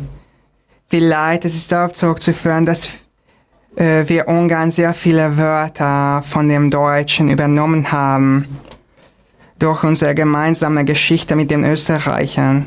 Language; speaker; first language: German; non-native, fluent; Hungarian